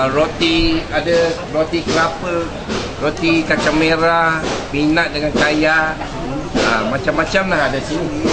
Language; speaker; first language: Indonesian; non-native, local second language; Chinese